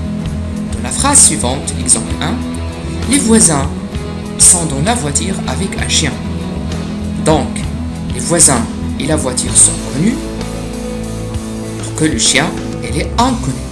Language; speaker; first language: French; non-native, fluent; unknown